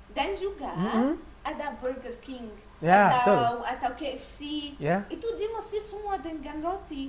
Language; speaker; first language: Indonesian; non-native, learner; Arabic